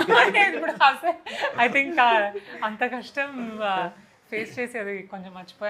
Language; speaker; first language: Telugu; non-native, fluent; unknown